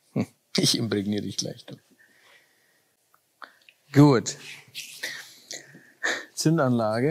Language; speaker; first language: German; native; German